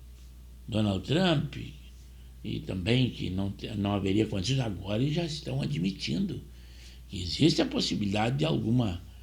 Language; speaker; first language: Portuguese; native; Portuguese